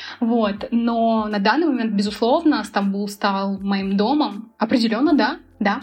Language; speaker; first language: Russian; native; Russian